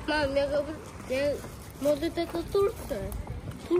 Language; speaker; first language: Russian; native; Russian